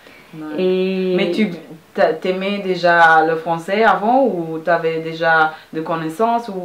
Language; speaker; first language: French; non-native, fluent; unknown